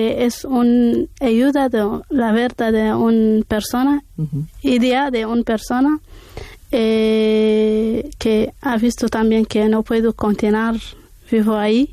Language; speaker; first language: Spanish; non-native, learner; Arabic